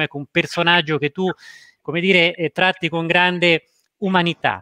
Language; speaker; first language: Italian; native; Italian